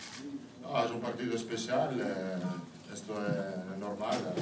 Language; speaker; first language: Spanish; non-native, fluent; Italian